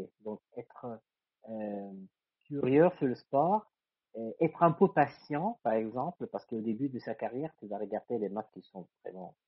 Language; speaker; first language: French; non-native, fluent; Italian